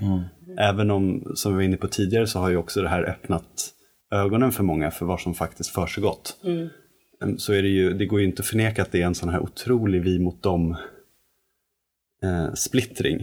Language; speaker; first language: Swedish; native; Swedish